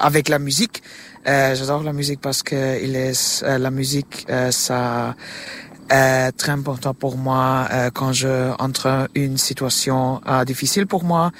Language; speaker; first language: French; non-native, learner; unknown